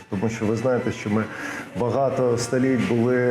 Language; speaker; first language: Ukrainian; non-native, local second language; Russian